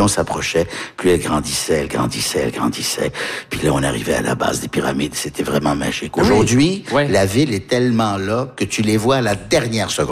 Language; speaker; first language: French; early bilingual, other home language; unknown